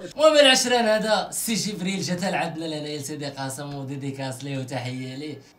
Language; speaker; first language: Arabic; native; Arabic